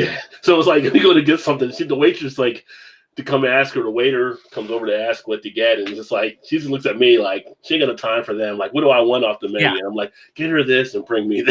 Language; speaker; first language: English; native; English